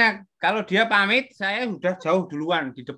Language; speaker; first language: Indonesian; native; Indonesian